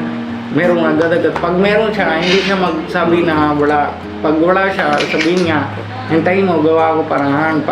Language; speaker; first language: Filipino; non-native, learner; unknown